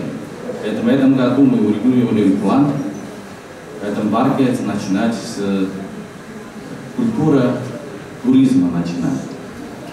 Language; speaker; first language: Russian; non-native, fluent; Chinese